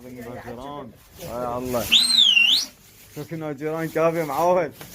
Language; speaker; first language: Arabic; native; Arabic